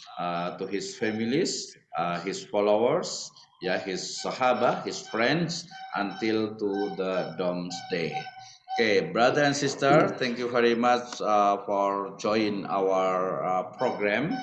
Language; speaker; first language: English; non-native, learner; Indonesian